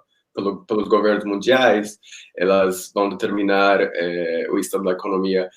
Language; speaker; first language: Portuguese; non-native, fluent; Spanish